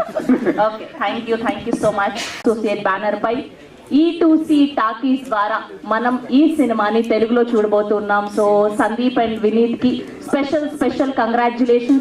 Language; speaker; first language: Telugu; native; Telugu